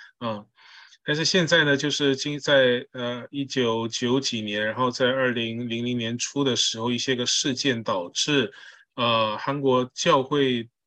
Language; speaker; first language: Chinese; early bilingual, heritage; Chinese